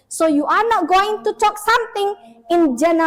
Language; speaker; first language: English; non-native, fluent; Indonesian